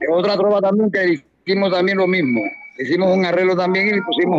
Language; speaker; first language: Spanish; native; Spanish